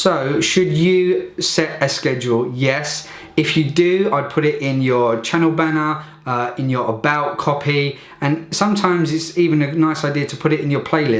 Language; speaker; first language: English; native; English